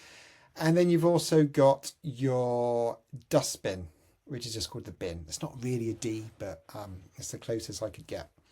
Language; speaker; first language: English; native; English